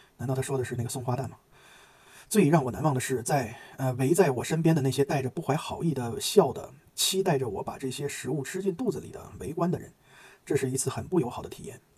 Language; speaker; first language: Chinese; native; Chinese